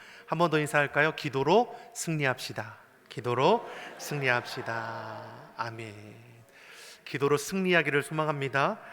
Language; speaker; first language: Korean; native; Korean